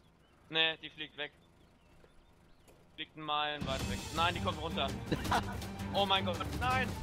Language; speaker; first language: German; native; German